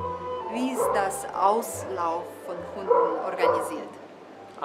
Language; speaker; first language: German; non-native, learner; Slovenian